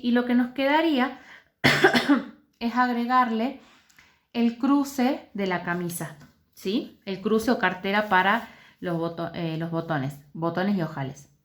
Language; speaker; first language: Spanish; native; Spanish